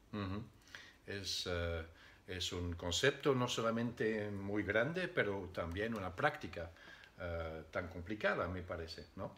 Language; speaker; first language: Spanish; non-native, fluent; Dutch